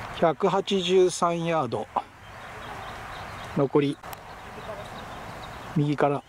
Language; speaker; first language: Japanese; native; Japanese